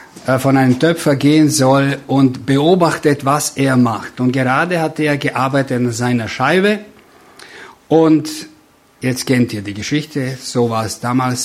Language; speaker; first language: German; non-native, fluent; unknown